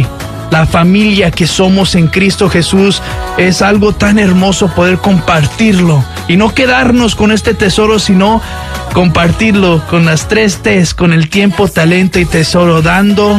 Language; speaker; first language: Spanish; early bilingual, heritage; Spanish